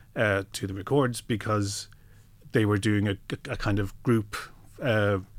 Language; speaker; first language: English; native; English